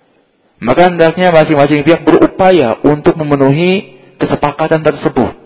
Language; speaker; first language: Indonesian; native; Indonesian